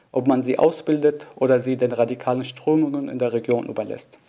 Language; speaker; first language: German; non-native, fluent; Arabic